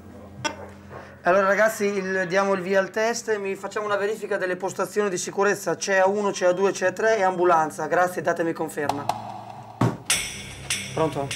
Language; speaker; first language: Italian; native; Italian